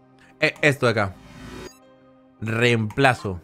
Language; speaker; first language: Spanish; native; Spanish